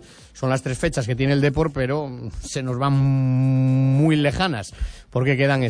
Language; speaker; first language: Spanish; native; Spanish